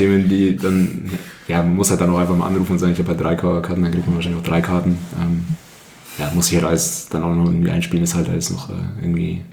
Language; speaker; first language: German; native; German